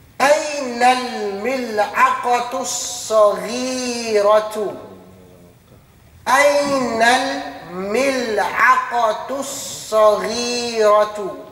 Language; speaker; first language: Arabic; non-native, fluent; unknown